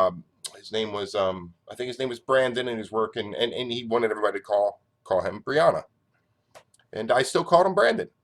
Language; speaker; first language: English; native; English